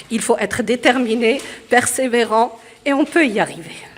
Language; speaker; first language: French; early bilingual, other home language; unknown